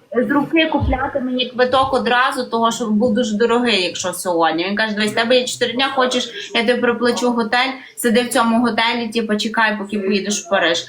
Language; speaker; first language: Ukrainian; native; Ukrainian